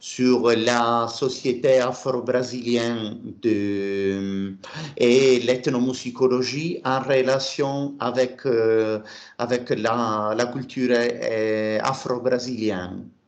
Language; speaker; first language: French; non-native, learner; Italian